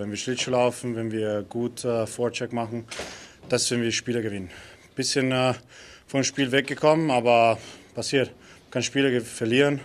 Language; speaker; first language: German; non-native, local second language; Italian